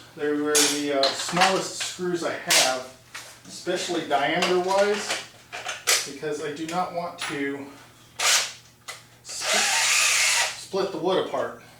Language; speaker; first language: English; native; English